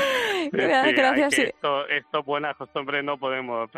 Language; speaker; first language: Spanish; non-native, learner; Chinese